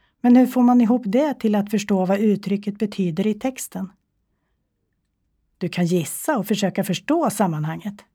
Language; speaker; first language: Swedish; native; Swedish